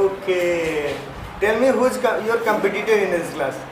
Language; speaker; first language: English; non-native, local second language; Hindi